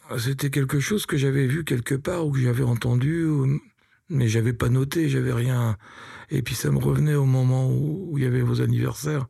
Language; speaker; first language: French; native; French